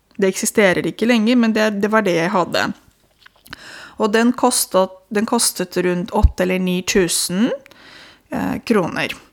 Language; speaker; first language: Norwegian; non-native, fluent; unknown